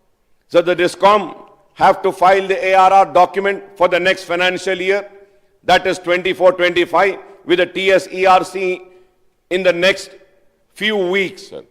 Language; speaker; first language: English; non-native, local second language; Urdu